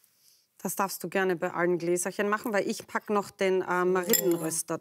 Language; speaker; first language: German; native; German